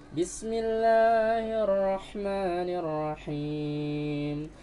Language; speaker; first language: Arabic; non-native, learner; Indonesian